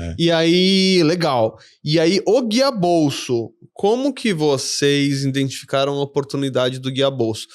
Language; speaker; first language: Portuguese; native; Portuguese